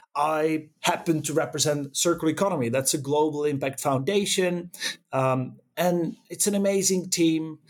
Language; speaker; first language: English; non-native, fluent; Czech